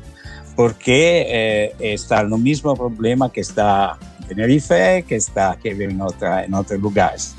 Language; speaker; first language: Spanish; non-native, learner; Italian